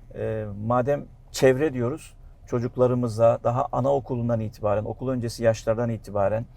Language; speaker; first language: Turkish; native; Turkish